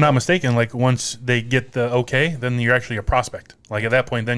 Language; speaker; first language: English; native; English